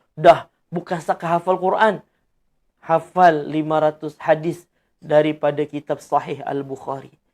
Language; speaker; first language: Malay; native; Malay